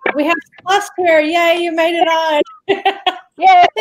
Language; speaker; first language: English; native; English